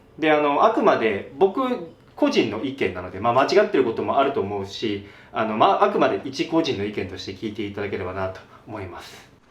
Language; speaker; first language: Japanese; native; Japanese